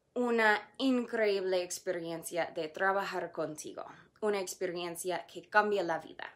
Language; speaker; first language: Spanish; non-native, fluent; English